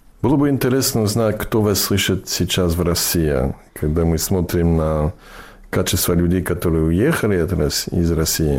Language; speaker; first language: Russian; non-native, fluent; English